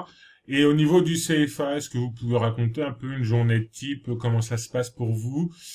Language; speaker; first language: French; native; French